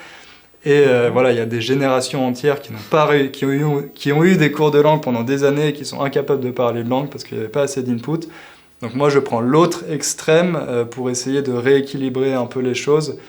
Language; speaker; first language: French; native; French